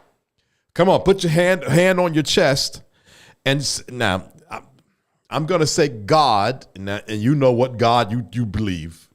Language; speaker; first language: English; native; English